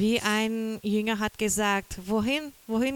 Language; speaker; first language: German; non-native, fluent; Portuguese